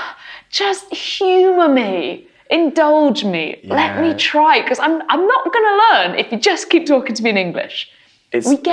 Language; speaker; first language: English; native; English